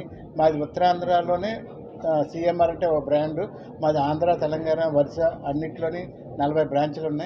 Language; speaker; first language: Telugu; native; Telugu